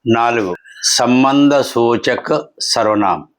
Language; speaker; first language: Hindi; non-native, local second language; Telugu